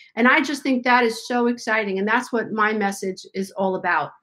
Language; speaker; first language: English; native; English